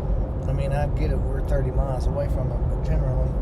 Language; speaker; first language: English; native; English